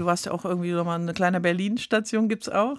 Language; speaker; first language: German; native; German